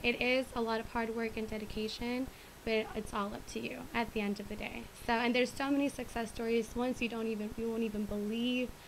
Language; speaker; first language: English; early bilingual, other home language; Spanish